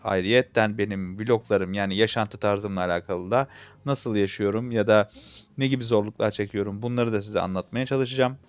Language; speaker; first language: Turkish; native; Turkish